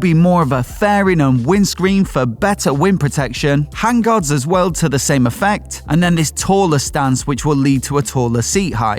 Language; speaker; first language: English; native; English